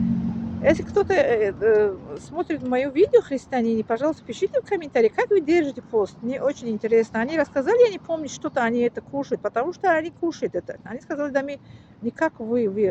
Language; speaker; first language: Russian; non-native, learner; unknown